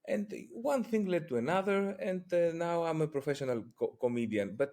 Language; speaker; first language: English; non-native, fluent; Greek